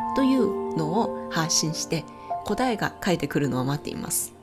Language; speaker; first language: Japanese; non-native, fluent; Chinese